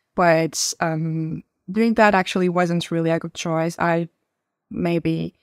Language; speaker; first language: English; non-native, fluent; Turkish